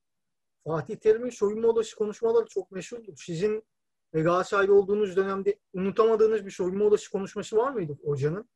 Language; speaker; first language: Turkish; native; Turkish